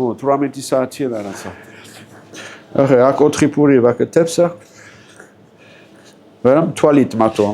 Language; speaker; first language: Georgian; non-native, learner; French